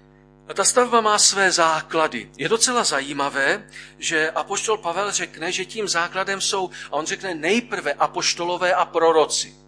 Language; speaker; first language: Czech; native; Czech